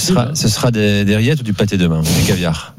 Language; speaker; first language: French; native; French